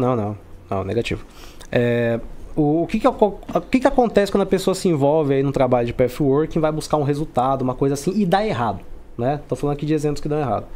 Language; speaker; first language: Portuguese; native; Portuguese